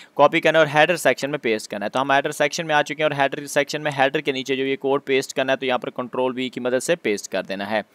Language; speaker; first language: Urdu; non-native, local second language; Punjabi